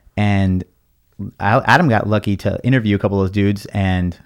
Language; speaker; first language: English; early bilingual, other home language; Spanish